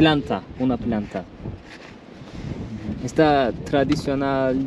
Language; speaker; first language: Spanish; non-native, learner; Turkish